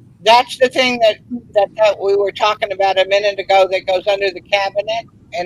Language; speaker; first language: English; native; English